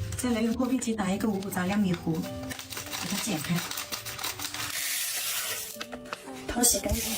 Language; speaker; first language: Chinese; native; Chinese